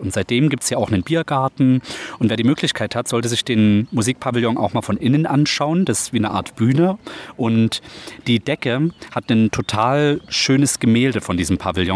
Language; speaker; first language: German; native; German